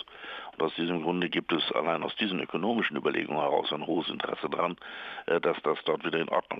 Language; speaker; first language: German; native; German